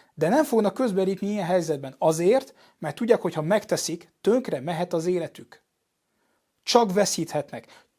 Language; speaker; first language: Hungarian; early bilingual, heritage; Hungarian